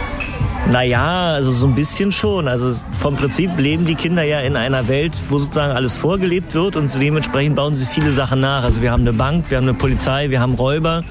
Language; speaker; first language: German; native; German